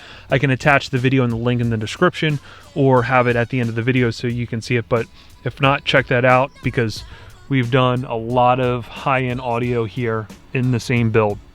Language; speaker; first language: English; native; English